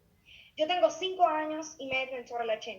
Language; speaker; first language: Spanish; native; Spanish